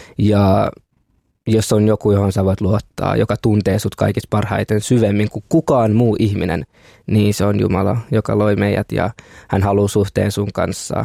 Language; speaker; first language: Finnish; early bilingual, other home language; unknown